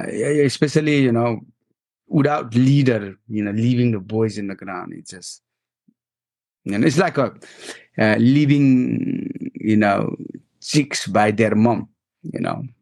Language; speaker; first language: English; non-native, local second language; Nepali